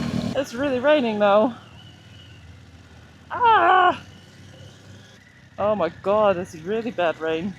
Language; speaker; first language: English; non-native, fluent; Dutch